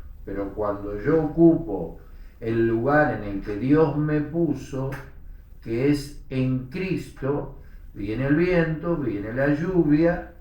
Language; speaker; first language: Spanish; native; Spanish